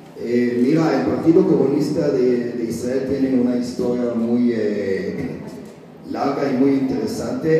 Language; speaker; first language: Spanish; non-native, learner; Hebrew